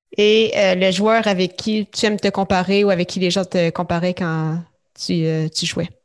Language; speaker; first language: French; native; French